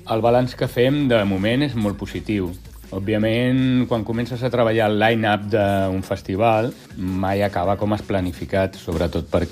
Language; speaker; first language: Catalan; native; Catalan